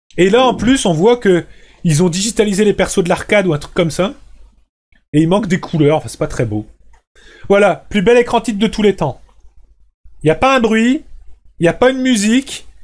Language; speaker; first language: French; native; French